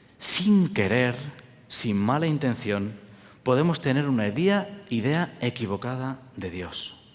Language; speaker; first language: Spanish; native; Spanish